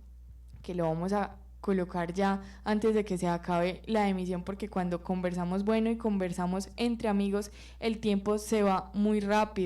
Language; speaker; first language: Spanish; native; Spanish